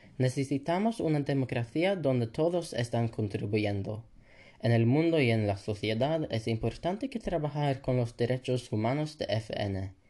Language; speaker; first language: Spanish; non-native, learner; Norwegian